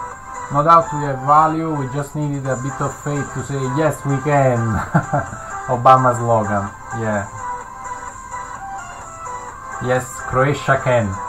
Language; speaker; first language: English; non-native, fluent; Italian